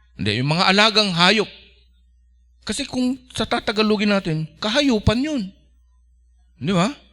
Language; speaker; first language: Filipino; non-native, local second language; Iloko